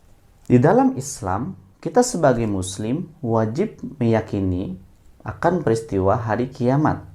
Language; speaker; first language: Indonesian; native; Indonesian